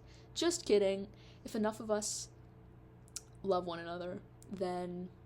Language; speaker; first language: English; native; English